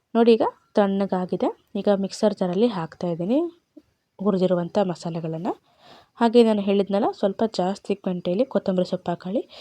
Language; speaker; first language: Kannada; non-native, local second language; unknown